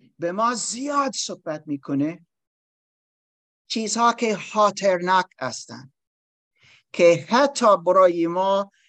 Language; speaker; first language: Persian; non-native, learner; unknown